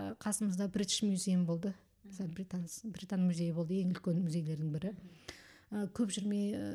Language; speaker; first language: Kazakh; early bilingual, heritage; Kazakh